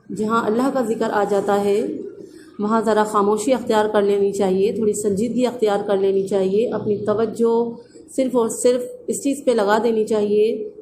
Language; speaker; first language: Urdu; native; Urdu